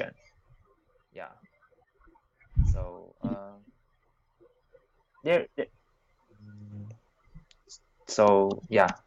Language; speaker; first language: English; non-native, learner; Chinese